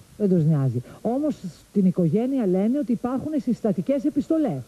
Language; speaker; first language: Greek; native; Greek